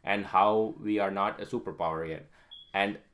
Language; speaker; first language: English; non-native, local second language; Tamil